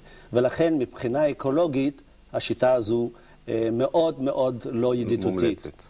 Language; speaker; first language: Hebrew; native; Hebrew